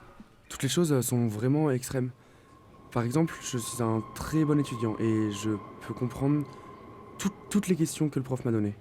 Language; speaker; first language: French; non-native, fluent; Chinese